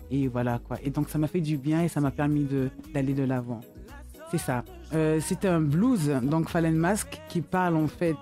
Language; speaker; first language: French; early bilingual, other home language; Lingala